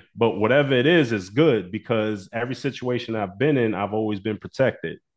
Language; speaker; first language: English; native; English